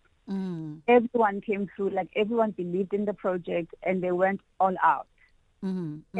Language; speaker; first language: English; non-native, local second language; Xhosa